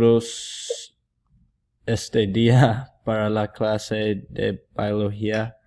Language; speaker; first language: Spanish; non-native, learner; English